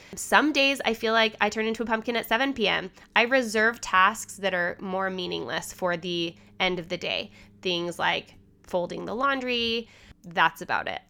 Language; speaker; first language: English; native; English